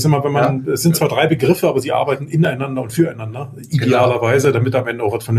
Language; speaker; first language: German; native; German